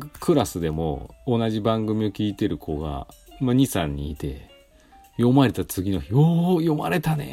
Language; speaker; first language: Japanese; native; Japanese